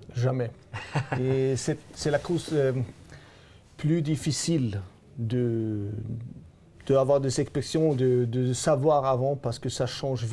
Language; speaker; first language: French; non-native, fluent; Swedish